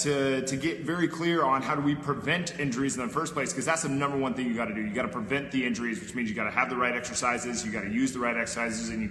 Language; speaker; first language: English; native; English